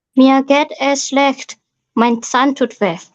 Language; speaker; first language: German; non-native, learner; Indonesian